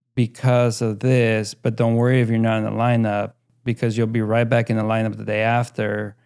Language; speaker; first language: English; early bilingual, other home language; Spanish